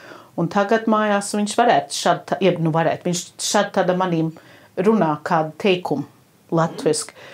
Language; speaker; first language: Latvian; early bilingual, heritage; Latvian